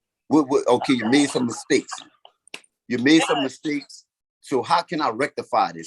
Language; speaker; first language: English; native; English